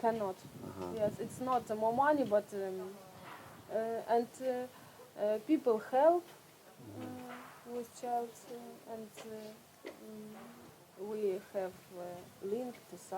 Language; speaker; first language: English; non-native, learner; Russian